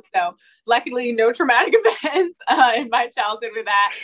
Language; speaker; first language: English; native; English